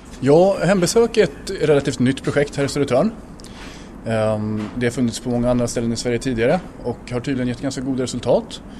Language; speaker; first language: Swedish; native; Swedish